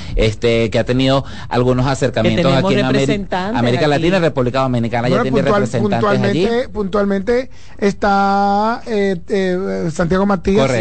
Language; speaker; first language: Spanish; native; Spanish